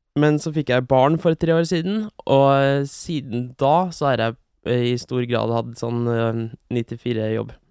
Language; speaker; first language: Norwegian; native; Norwegian